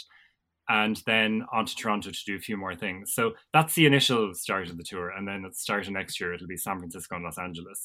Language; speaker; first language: English; native; English